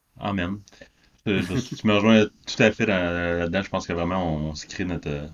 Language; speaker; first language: French; native; French